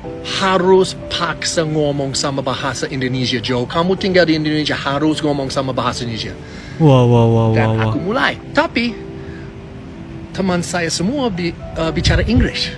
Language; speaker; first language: Indonesian; non-native, learner; English